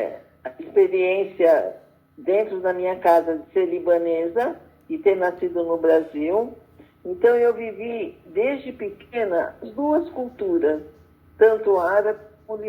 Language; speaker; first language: Portuguese; early bilingual, other home language; Arabic